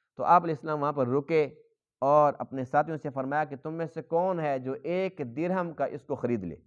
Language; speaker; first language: Urdu; non-native, local second language; Saraiki